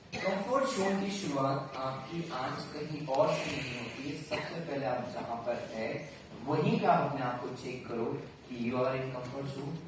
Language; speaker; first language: Hindi; non-native, local second language; Marathi